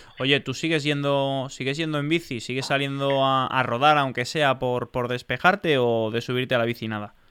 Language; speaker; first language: Spanish; native; Spanish